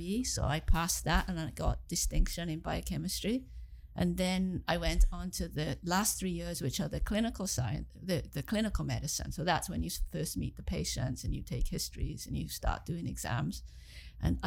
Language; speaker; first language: English; native; English